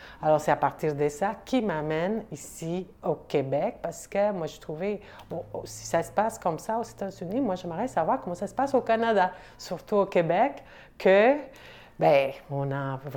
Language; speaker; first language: French; non-native, fluent; Spanish